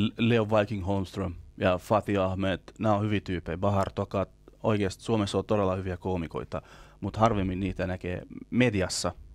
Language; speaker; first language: Finnish; early bilingual, other home language; Kurdish